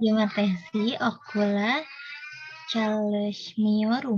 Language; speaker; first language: Turkish; non-native, learner; Indonesian